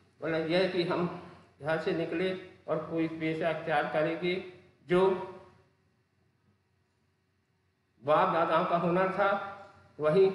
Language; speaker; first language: Hindi; native; Hindi